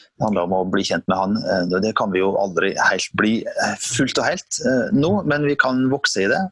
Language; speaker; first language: Norwegian; native; Norwegian